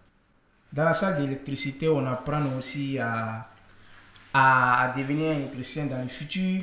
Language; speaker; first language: French; non-native, learner; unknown